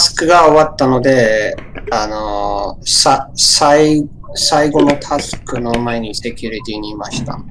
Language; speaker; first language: Japanese; non-native, learner; English